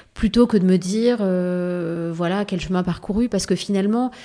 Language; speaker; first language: French; native; French